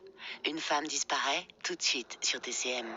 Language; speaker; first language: French; native; French